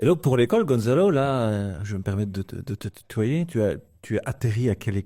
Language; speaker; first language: French; native; French